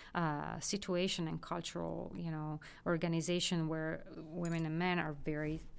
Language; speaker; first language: English; non-native, fluent; Italian